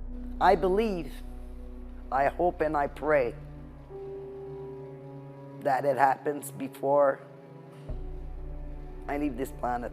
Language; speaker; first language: English; non-native, local second language; French